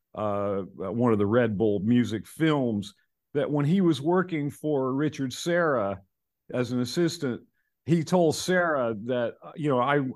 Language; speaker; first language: English; native; English